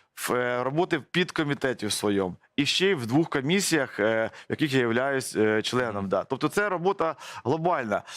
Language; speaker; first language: Ukrainian; native; Ukrainian